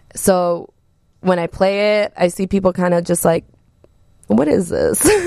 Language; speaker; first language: English; early bilingual, other home language; Spanish